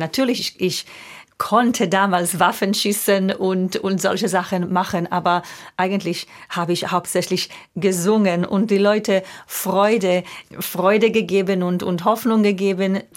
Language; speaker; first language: German; non-native, fluent; Hebrew